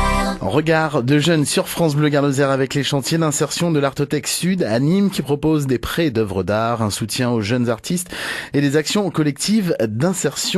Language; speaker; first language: French; native; French